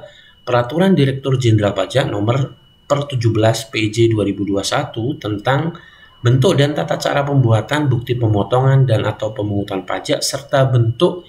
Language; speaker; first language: Indonesian; native; Indonesian